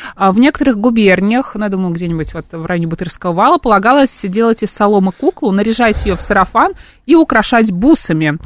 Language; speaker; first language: Russian; native; Russian